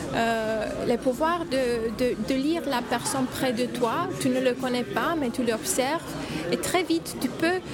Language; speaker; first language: French; non-native, fluent; Romanian